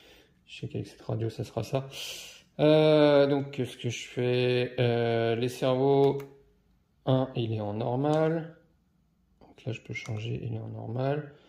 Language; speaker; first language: French; native; French